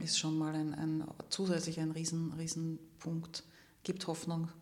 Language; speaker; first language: German; native; German